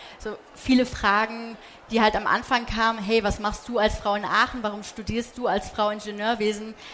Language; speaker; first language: German; early bilingual, other home language; Polish